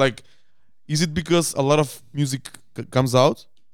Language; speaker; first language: English; non-native, fluent; Macedonian